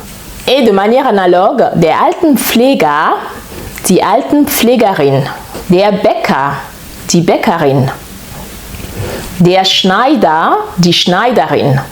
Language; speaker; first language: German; non-native, fluent; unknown